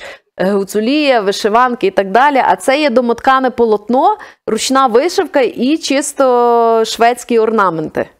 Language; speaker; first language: Ukrainian; native; Ukrainian